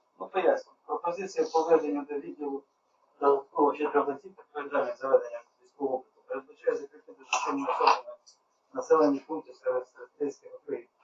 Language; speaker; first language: Ukrainian; native; Ukrainian